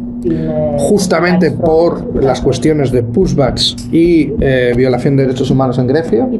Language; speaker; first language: Spanish; native; Spanish